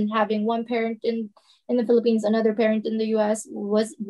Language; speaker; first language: English; non-native, local second language; Filipino